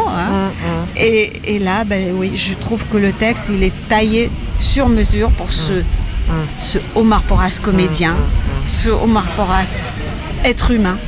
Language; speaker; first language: French; native; French